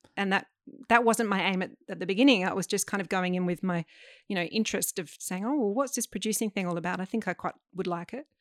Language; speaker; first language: English; native; English